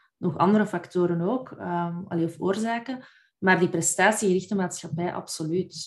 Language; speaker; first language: Dutch; native; Dutch